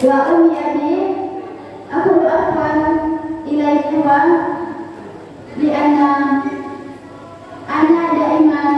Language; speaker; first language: Arabic; non-native, learner; Indonesian